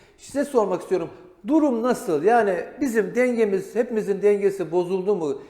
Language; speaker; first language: Turkish; native; Turkish